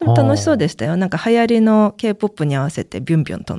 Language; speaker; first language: Japanese; early bilingual, other home language; Korean